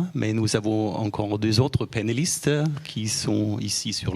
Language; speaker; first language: French; non-native, fluent; German